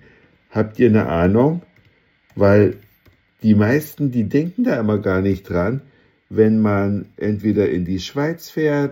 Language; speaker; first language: German; native; German